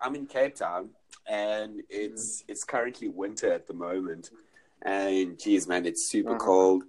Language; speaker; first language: English; non-native, local second language; Afrikaans